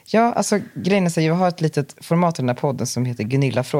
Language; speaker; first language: Swedish; native; Swedish